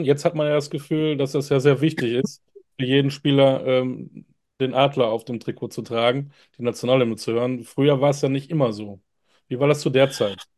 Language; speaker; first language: German; native; German